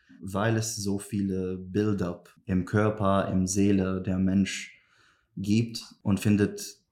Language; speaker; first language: German; non-native, fluent; Arabic